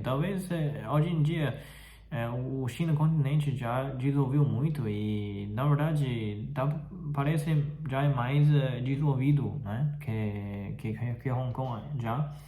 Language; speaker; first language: Portuguese; non-native, fluent; Chinese